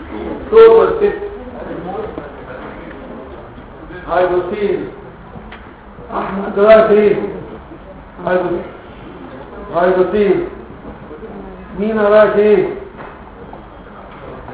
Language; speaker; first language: Arabic; native; Arabic